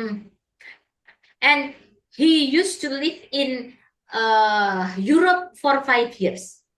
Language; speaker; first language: English; non-native, fluent; Indonesian